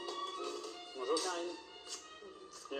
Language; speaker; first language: French; native; French